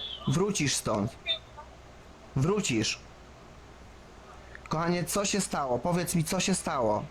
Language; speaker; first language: Polish; native; Polish